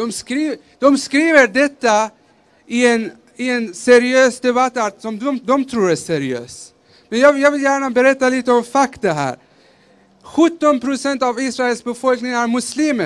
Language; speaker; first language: Swedish; early bilingual, other home language; Persian